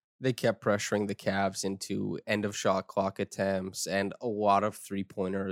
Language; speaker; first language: English; native; English